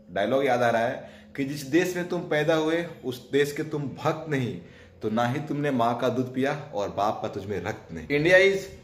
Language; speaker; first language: Hindi; native; Hindi